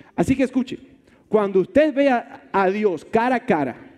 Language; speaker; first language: Spanish; early bilingual, heritage; Spanish